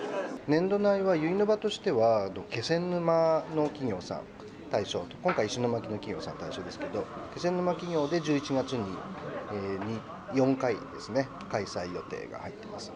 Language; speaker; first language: Japanese; native; Japanese